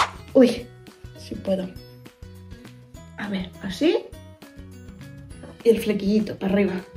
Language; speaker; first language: Spanish; native; Spanish